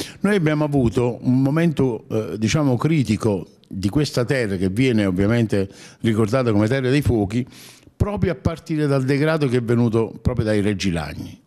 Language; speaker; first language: Italian; native; Italian